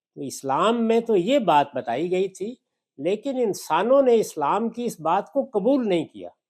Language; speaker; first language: Urdu; non-native, local second language; Punjabi